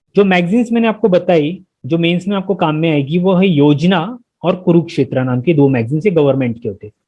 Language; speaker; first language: Hindi; non-native, local second language; Marathi